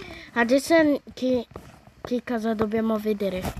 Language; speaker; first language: Italian; early bilingual, other home language; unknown